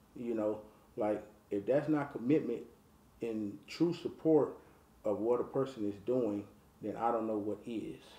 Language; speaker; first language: English; native; English